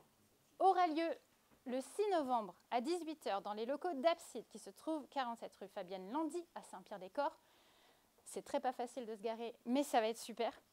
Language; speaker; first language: French; native; French